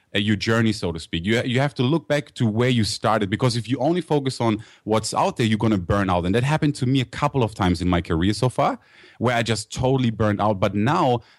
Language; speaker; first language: English; non-native, fluent; German